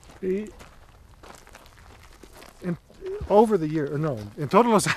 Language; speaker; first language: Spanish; non-native, learner; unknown